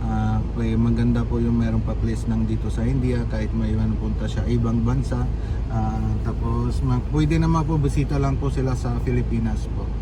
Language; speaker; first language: Filipino; non-native, learner; Punjabi